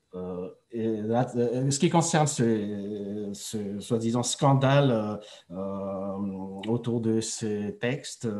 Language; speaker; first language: French; non-native, fluent; Georgian